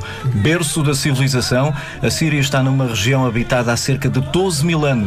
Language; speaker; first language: Portuguese; native; Portuguese